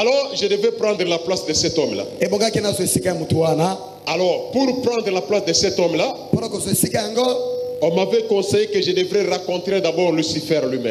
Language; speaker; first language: French; non-native, local second language; Lingala